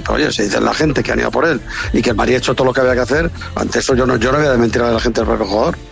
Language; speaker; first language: Spanish; native; Spanish